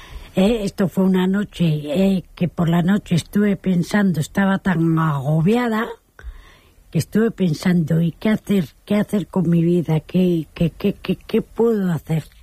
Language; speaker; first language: Spanish; native; Spanish